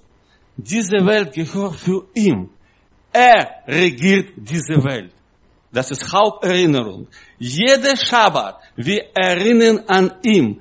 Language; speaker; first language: German; non-native, learner; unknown